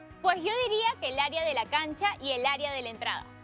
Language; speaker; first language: Spanish; native; Spanish